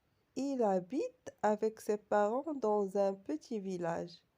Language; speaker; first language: French; non-native, local second language; Arabic